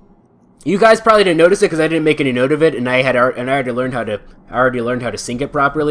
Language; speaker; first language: English; native; English